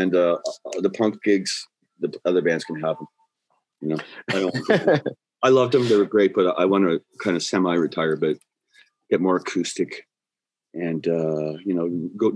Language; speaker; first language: English; native; English